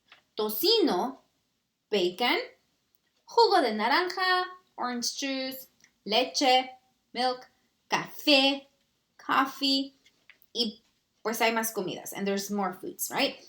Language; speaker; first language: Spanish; early bilingual, heritage; Spanish